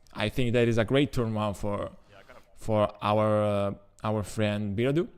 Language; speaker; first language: English; non-native, fluent; Italian